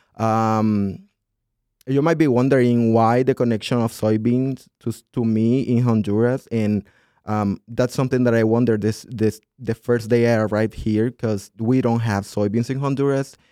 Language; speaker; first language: English; non-native, fluent; Spanish